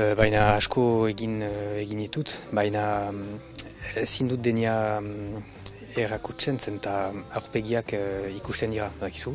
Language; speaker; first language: Basque; non-native, local second language; French